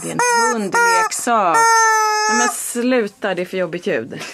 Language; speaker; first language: Swedish; native; Swedish